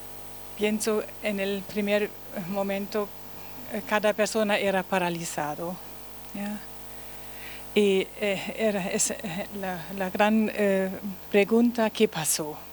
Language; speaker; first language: Spanish; non-native, learner; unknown